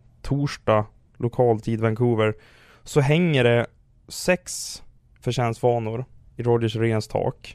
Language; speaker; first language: Swedish; native; Swedish